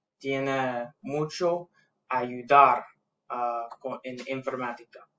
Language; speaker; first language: Spanish; non-native, learner; English